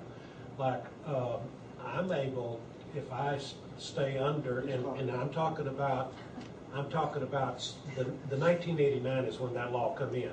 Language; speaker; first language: English; native; English